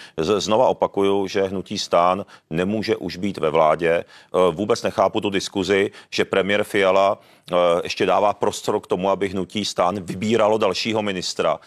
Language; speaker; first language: Czech; early bilingual, other home language; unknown